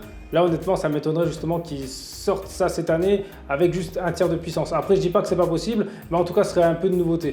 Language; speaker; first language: French; native; French